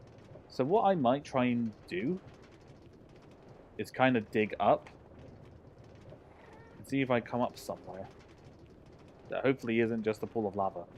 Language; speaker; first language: English; native; English